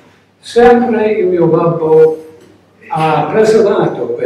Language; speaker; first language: Italian; non-native, learner; English